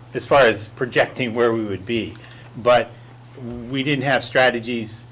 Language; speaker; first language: English; native; English